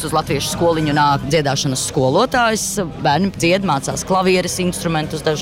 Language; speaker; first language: Latvian; native; Latvian